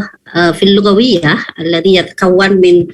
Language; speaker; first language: Arabic; non-native, fluent; Indonesian